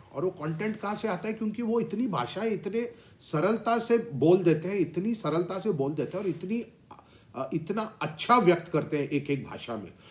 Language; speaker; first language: Hindi; non-native, local second language; Tamil